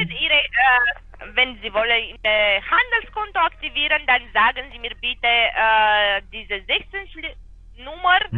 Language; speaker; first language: German; non-native, learner; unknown